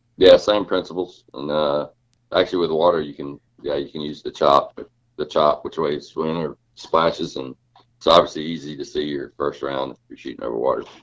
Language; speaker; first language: English; native; English